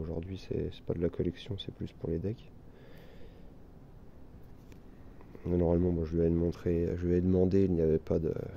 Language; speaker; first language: French; native; French